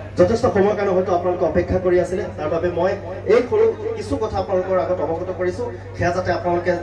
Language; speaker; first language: Assamese; non-native, local second language; Sylheti